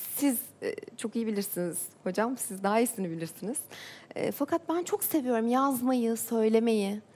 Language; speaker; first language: Turkish; native; Turkish